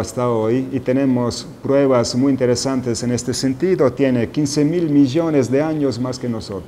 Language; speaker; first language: Spanish; non-native, fluent; Italian